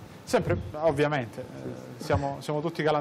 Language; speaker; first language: Italian; native; Italian